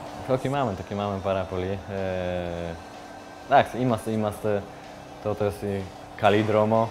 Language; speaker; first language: Greek; non-native, learner; Polish